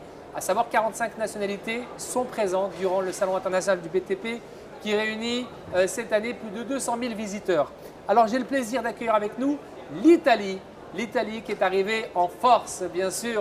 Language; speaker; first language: French; non-native, local second language; Arabic